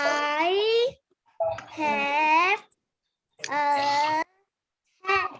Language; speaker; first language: English; non-native, learner; Malay